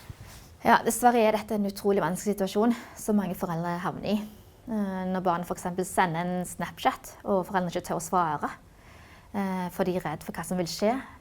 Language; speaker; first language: Norwegian; native; Norwegian